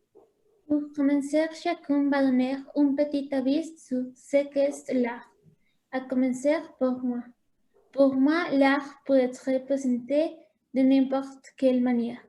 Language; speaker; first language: French; non-native, learner; Spanish